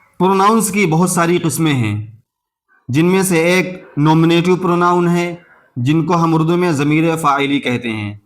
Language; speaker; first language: Urdu; native; Urdu